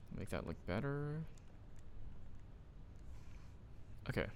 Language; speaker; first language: English; native; English